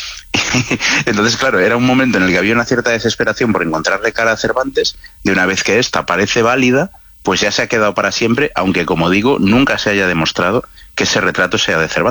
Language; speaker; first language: Spanish; native; Spanish